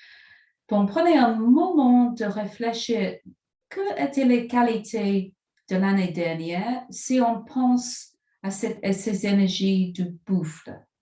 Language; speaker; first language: French; non-native, fluent; English